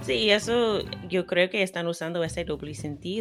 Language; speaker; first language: Spanish; non-native, fluent; English